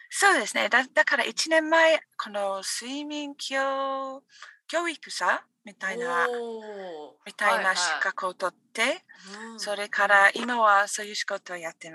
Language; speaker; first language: Japanese; non-native, learner; English